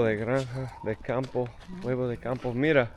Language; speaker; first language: Spanish; non-native, fluent; English